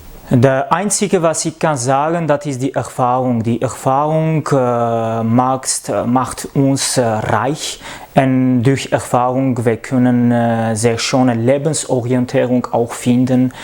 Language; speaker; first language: German; non-native, learner; French